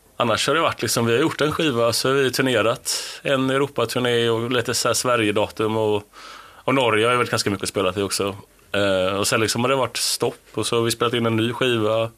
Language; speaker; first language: Swedish; native; Swedish